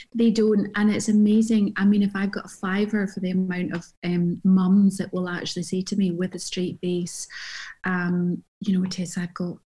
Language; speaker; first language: English; native; English